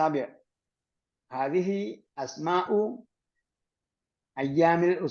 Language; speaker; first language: Arabic; non-native, fluent; Malayalam